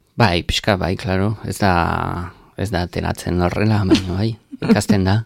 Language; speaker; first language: Basque; non-native, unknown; French